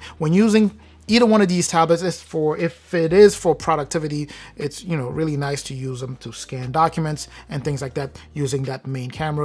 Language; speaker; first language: English; native; English